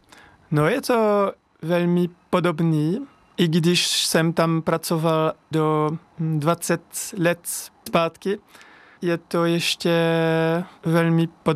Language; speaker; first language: Czech; non-native, fluent; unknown